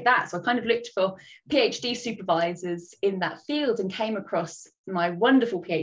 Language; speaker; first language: English; native; English